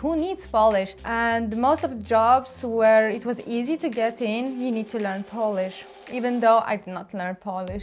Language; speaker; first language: English; non-native, local second language; Arabic